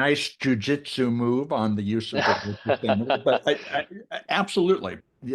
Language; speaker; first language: English; native; English